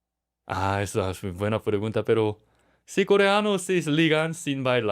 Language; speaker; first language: Spanish; non-native, learner; Korean